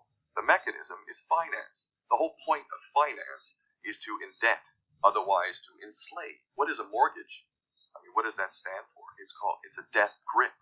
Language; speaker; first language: English; native; English